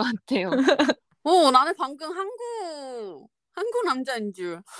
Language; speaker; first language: Korean; non-native, fluent; Chinese